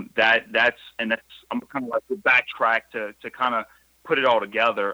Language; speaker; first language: English; native; English